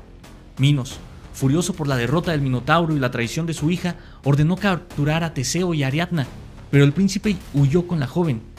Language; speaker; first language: Spanish; native; Spanish